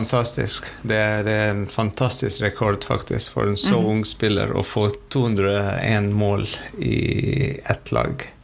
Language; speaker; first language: Norwegian; non-native, fluent; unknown